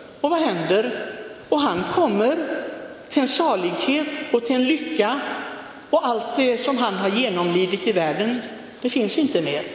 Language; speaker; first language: Swedish; non-native, fluent; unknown